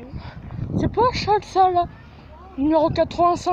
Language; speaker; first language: French; native; French